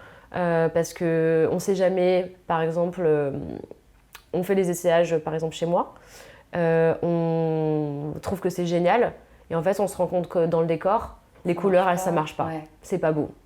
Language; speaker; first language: French; native; French